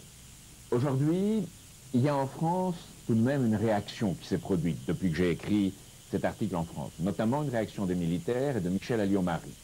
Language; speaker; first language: French; native; French